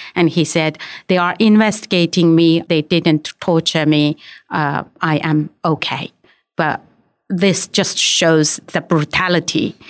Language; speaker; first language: English; non-native, fluent; Uyghur